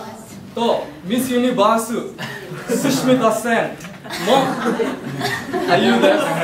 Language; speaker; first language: Japanese; non-native, learner; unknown